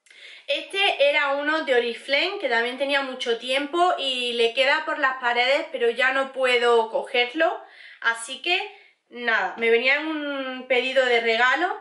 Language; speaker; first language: Spanish; native; Spanish